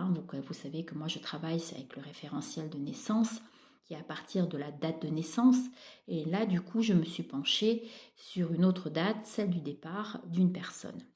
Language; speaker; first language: French; native; French